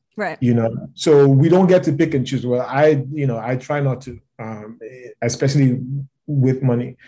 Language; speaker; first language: English; non-native, local second language; Yoruba